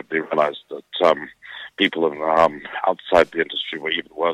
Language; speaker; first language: English; native; English